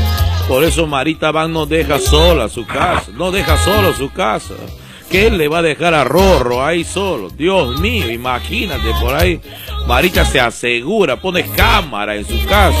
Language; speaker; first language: Spanish; native; Spanish